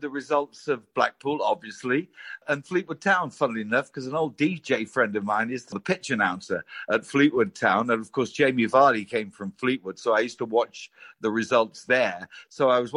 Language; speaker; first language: English; native; English